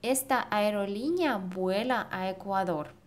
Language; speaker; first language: Spanish; non-native, fluent; Russian